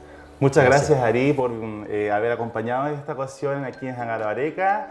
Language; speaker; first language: Spanish; native; Spanish